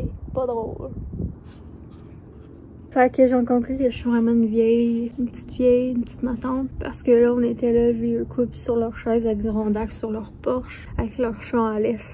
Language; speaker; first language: French; native; French